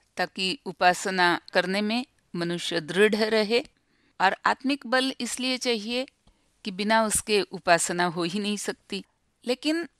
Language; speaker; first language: Hindi; non-native, local second language; Marathi